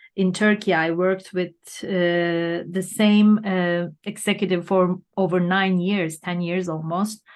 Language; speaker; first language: English; non-native, fluent; Turkish